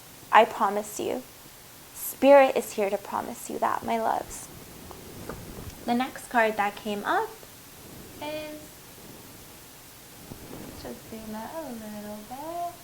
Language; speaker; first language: English; native; English